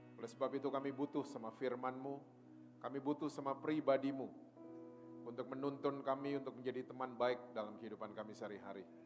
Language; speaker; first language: Indonesian; native; Indonesian